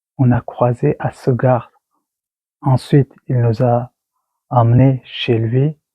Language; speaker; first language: French; non-native, learner; Persian